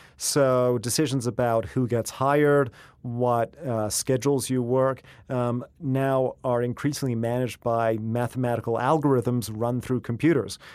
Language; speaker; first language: English; native; English